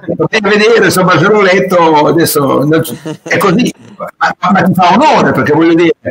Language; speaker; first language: Italian; native; Italian